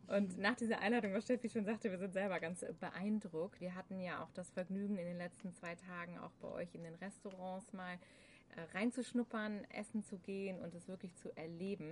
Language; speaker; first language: German; native; German